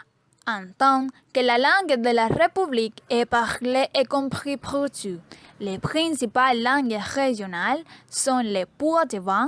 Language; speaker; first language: French; non-native, learner; Spanish